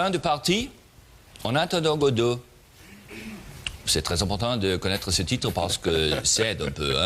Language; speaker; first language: French; non-native, learner; German